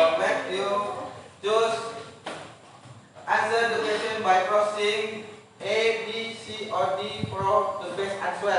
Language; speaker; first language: English; non-native, fluent; Indonesian